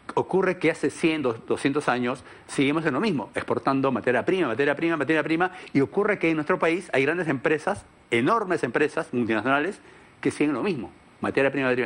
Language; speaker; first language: Spanish; native; Spanish